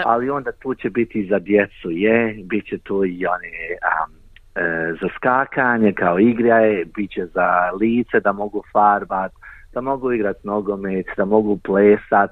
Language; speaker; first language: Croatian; early bilingual, heritage; Croatian